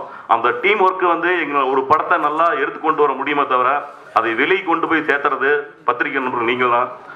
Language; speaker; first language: Tamil; native; Tamil